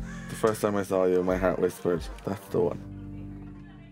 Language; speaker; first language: English; native; English